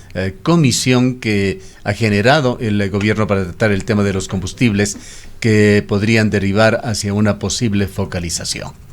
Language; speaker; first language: Spanish; native; Spanish